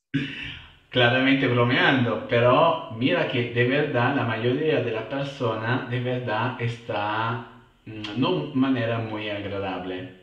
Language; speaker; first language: Spanish; non-native, fluent; Italian